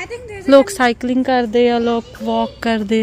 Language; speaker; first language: Hindi; non-native, local second language; Punjabi